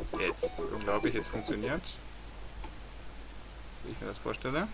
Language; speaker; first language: German; native; German